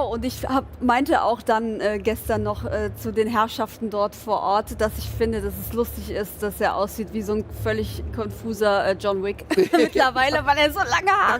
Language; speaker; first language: German; native; German